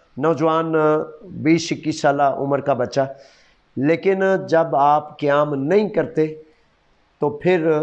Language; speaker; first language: Urdu; non-native, local second language; Punjabi